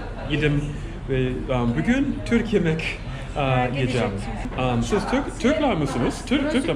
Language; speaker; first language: Turkish; non-native, learner; English